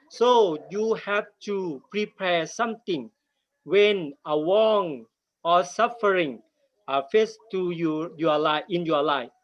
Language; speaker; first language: English; non-native, learner; Thai